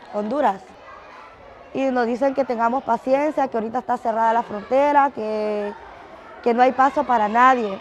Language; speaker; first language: Spanish; native; Spanish